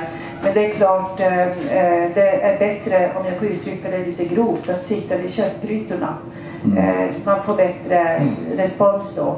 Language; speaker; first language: Swedish; native; Swedish